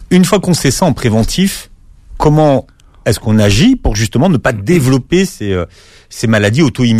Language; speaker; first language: French; native; French